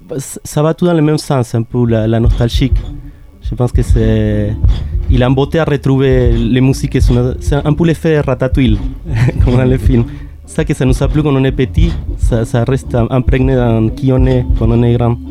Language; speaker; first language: French; non-native, fluent; Spanish